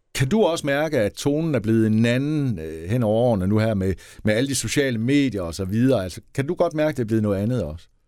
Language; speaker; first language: Danish; native; Danish